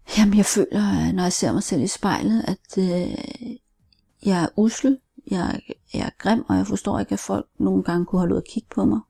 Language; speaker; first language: Danish; native; Danish